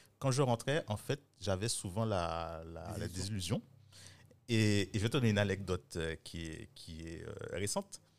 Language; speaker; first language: French; native; French